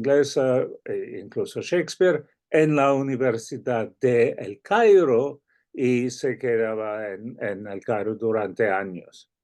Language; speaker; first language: Spanish; non-native, fluent; English